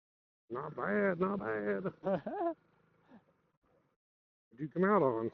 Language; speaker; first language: English; native; English